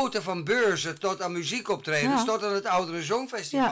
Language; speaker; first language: Dutch; native; Dutch